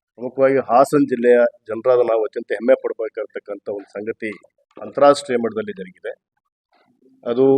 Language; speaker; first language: Kannada; native; Kannada